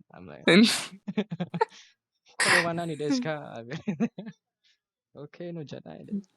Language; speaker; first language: Japanese; non-native, learner; Malay